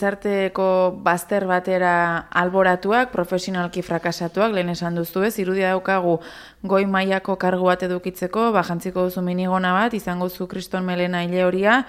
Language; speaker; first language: Basque; native; Basque